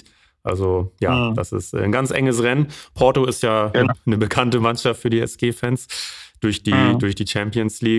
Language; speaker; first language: German; native; German